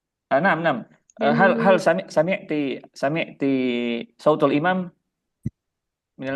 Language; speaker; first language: Arabic; non-native, fluent; Indonesian